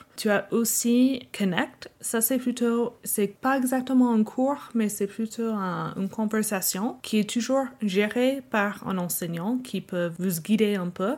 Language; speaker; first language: French; non-native, fluent; English